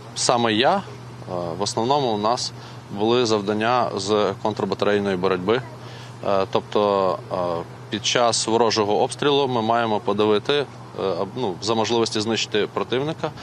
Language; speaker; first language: Ukrainian; native; Ukrainian